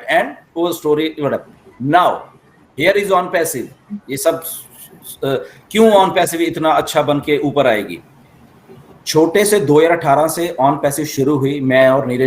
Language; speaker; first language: Hindi; native; Hindi